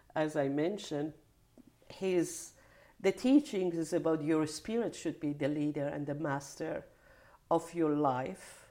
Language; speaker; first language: English; non-native, fluent; Persian